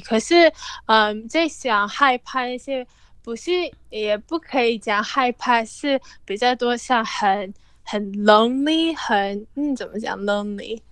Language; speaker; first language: Chinese; early bilingual, heritage; English